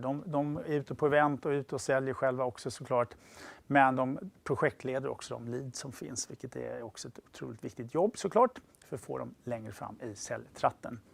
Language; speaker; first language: Swedish; native; Swedish